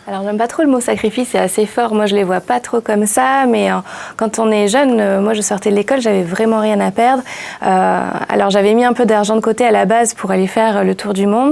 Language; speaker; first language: French; native; French